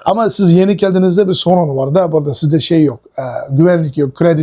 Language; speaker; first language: Turkish; non-native, learner; Uyghur